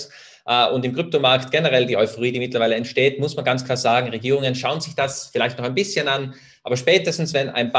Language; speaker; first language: German; native; German